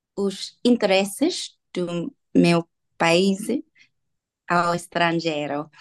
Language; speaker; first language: Portuguese; non-native, fluent; English